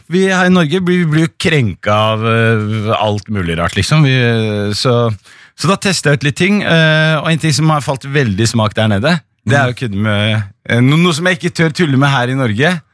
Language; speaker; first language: Norwegian; early bilingual, other home language; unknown